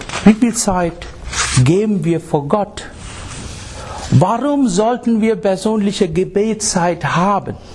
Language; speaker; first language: German; non-native, fluent; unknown